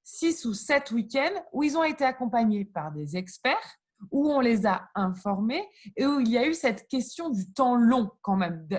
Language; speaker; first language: French; native; French